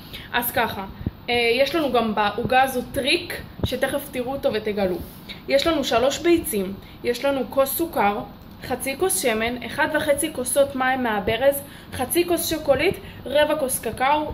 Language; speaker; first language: Hebrew; native; Hebrew